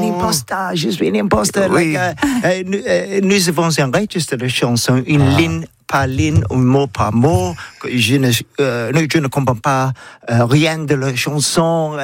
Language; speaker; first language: French; non-native, learner; English